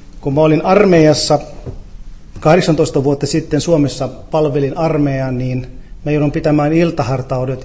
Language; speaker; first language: Finnish; non-native, fluent; Arabic